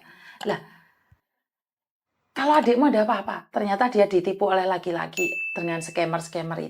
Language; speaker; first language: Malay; non-native, local second language; Javanese